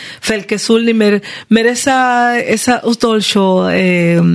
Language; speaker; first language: Hungarian; non-native, learner; Spanish